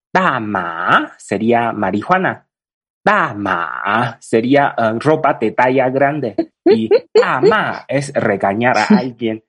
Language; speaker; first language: Spanish; non-native, fluent; Chinese